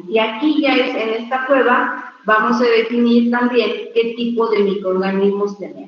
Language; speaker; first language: Spanish; native; Spanish